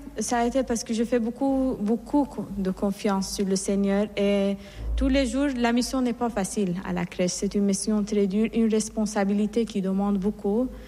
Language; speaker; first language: French; non-native, fluent; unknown